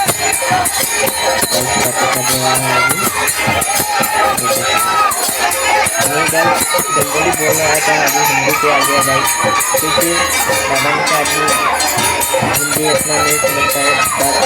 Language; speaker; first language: Hindi; non-native, local second language; Sadri